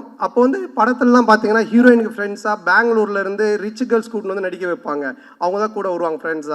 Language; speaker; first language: Tamil; native; Tamil